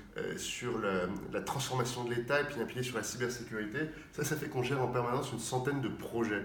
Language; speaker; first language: French; native; French